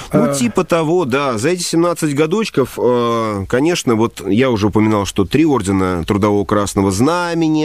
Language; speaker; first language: Russian; native; Russian